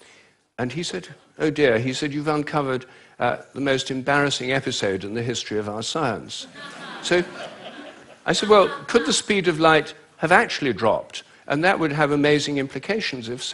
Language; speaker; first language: English; native; English